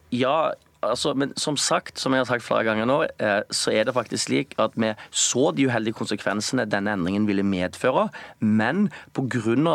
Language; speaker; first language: Norwegian; native; Norwegian